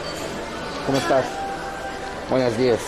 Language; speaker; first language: Spanish; non-native, learner; English